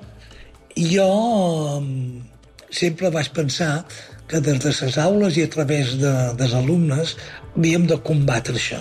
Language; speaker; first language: Catalan; native; Catalan